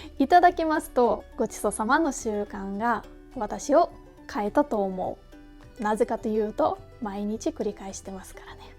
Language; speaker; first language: Japanese; non-native, fluent; Russian